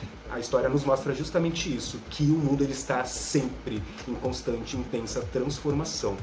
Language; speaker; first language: Portuguese; native; Portuguese